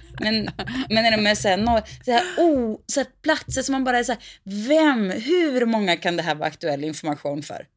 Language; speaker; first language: Swedish; native; Swedish